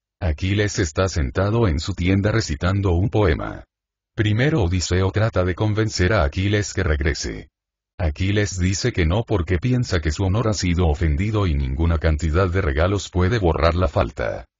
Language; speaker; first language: Spanish; native; Spanish